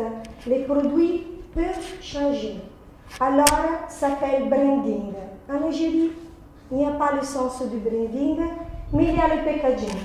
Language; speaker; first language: French; non-native, fluent; Italian